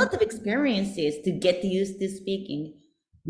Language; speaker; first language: English; non-native, learner; Japanese